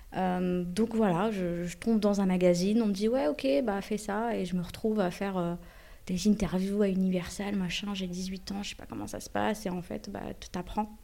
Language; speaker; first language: French; early bilingual, other home language; Arabic